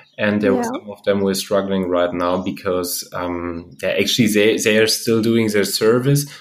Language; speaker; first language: English; non-native, fluent; German